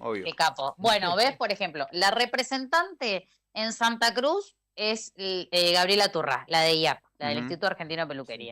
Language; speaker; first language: Spanish; native; Spanish